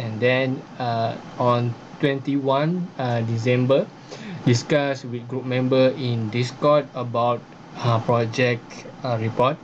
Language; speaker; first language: English; non-native, learner; Malay